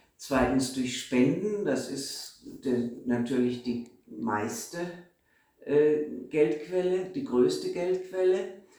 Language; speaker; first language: German; native; German